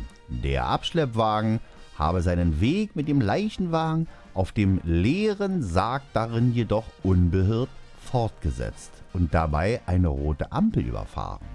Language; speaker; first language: German; native; German